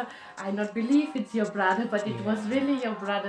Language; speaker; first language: English; non-native, learner; German